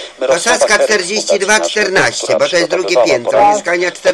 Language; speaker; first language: Polish; native; Polish